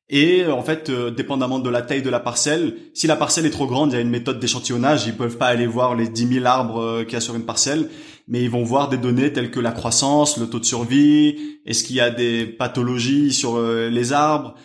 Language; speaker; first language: French; native; French